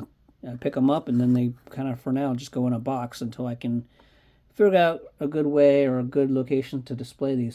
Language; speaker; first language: English; native; English